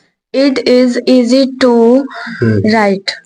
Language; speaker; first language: English; non-native, learner; Hindi